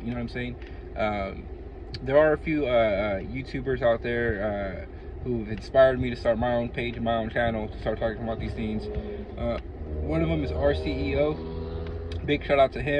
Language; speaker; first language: English; native; English